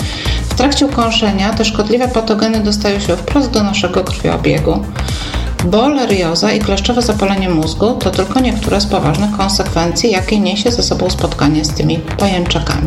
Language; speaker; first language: Polish; native; Polish